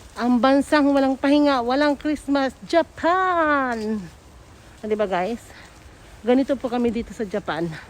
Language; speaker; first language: Filipino; native; Filipino